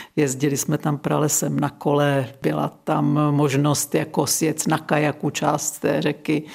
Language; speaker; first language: Czech; native; Czech